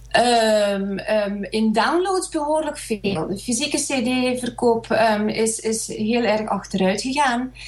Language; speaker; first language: Dutch; early bilingual, other home language; Hungarian